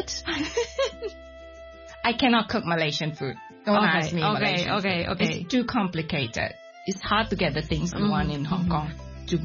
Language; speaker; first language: English; non-native, local second language; Min Nan Chinese